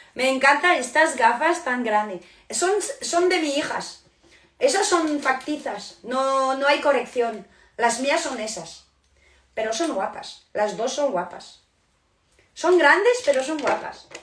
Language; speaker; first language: Spanish; non-native, learner; French